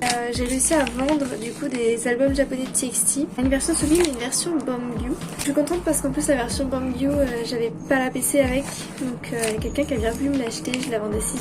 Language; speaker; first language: French; native; French